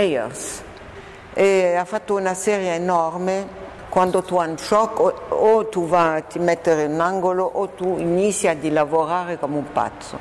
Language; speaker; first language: Italian; non-native, fluent; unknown